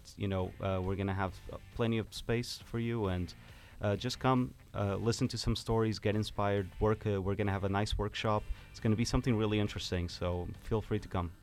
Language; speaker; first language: English; non-native, fluent; Portuguese